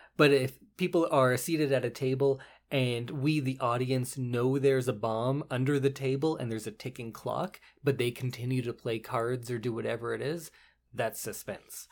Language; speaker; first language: English; native; English